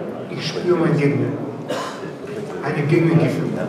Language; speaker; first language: German; non-native, learner; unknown